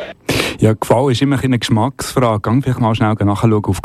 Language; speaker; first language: German; native; German